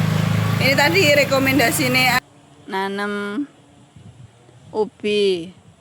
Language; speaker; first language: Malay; non-native, local second language; Javanese